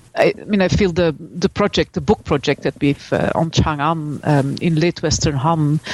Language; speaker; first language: English; non-native, fluent; Dutch